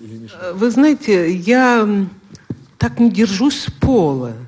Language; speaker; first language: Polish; non-native, learner; Russian